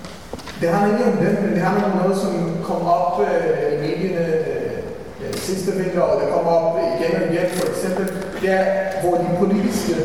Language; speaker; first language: Danish; non-native, fluent; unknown